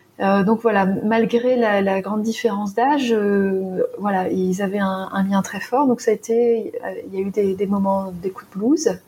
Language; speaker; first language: French; native; French